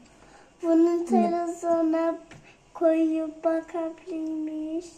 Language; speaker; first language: Turkish; early bilingual, heritage; Turkish